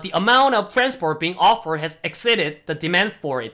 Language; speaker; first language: English; non-native, fluent; Korean